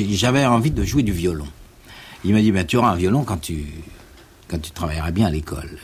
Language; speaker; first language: French; native; French